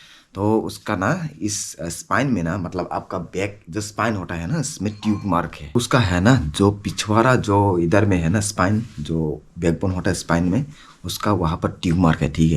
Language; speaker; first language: Hindi; non-native, local second language; Kok Borok